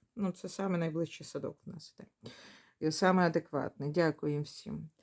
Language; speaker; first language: Ukrainian; non-native, local second language; Russian